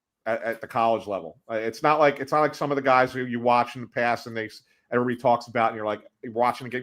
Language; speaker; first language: English; native; English